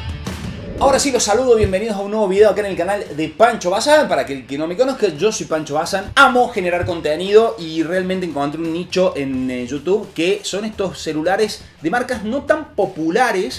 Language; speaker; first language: Spanish; native; Spanish